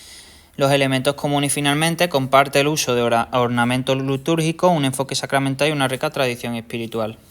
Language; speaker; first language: Spanish; native; Spanish